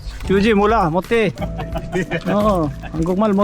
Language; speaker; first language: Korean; non-native, learner; Filipino